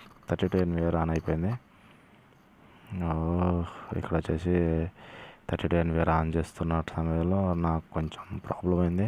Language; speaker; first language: Telugu; native; Telugu